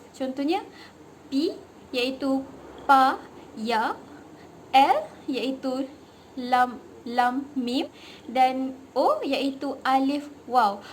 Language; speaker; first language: Malay; native; Malay